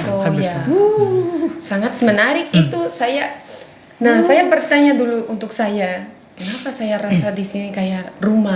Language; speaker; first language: Indonesian; non-native, fluent; Spanish